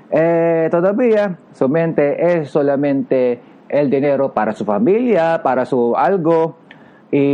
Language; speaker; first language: Spanish; non-native, learner; Japanese